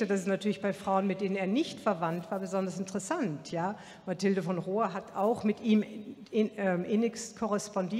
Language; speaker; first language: German; native; German